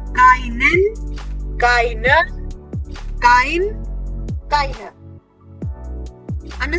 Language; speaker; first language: German; non-native, fluent; Hindi